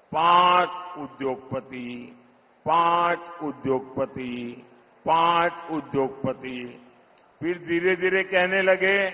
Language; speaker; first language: Hindi; non-native, local second language; Gujarati